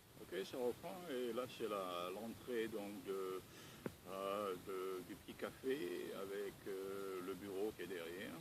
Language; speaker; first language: French; native; French